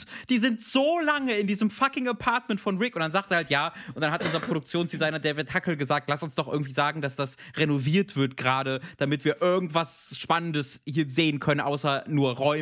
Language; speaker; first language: German; native; German